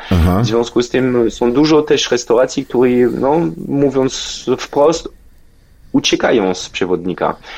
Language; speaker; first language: Polish; non-native, fluent; French